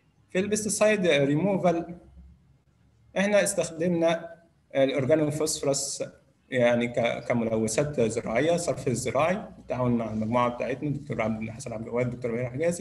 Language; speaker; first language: Arabic; native; Arabic